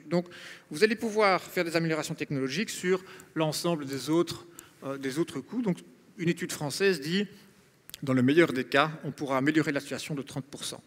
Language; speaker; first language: French; native; French